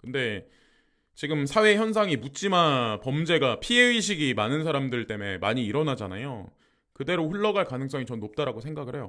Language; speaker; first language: Korean; native; Korean